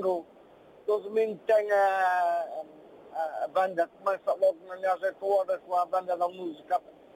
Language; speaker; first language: Portuguese; native; Portuguese